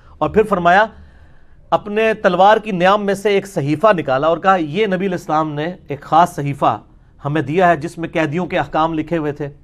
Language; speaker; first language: Urdu; non-native, local second language; Punjabi